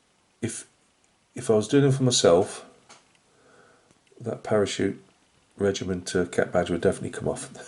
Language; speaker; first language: English; native; English